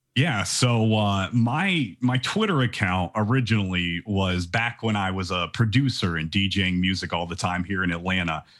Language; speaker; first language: English; native; English